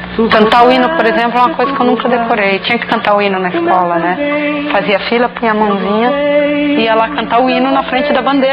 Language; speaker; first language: Portuguese; native; Portuguese